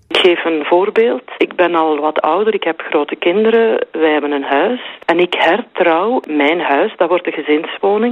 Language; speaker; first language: Dutch; native; Dutch